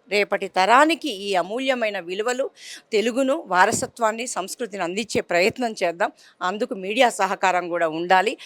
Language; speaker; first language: Telugu; native; Telugu